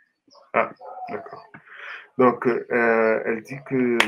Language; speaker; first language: French; non-native, fluent; Portuguese